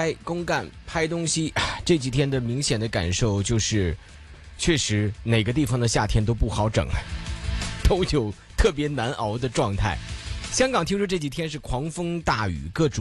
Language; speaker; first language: Chinese; native; Chinese